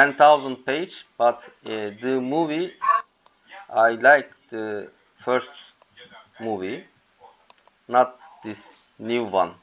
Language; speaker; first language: English; non-native, learner; Turkish